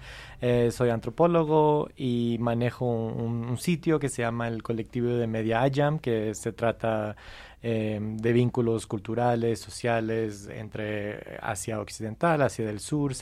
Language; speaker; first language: Spanish; non-native, fluent; English